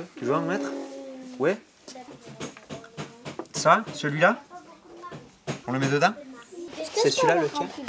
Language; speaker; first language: French; native; French